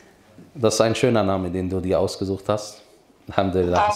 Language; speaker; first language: German; native; German